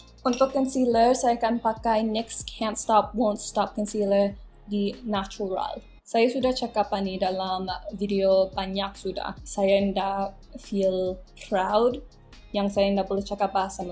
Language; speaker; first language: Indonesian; non-native, local second language; English